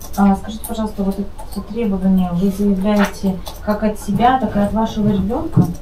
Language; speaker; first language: Russian; native; Russian